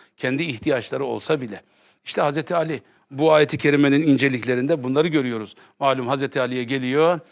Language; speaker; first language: Turkish; native; Turkish